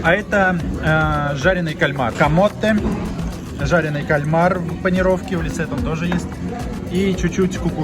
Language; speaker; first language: Russian; native; Russian